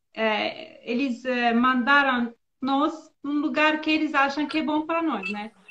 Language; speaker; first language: Portuguese; non-native, learner; Bosnian